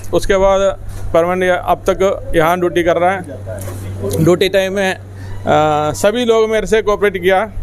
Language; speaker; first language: Hindi; non-native, local second language; Malayalam